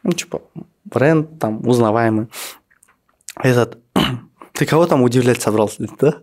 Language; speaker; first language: Russian; non-native, local second language; Kazakh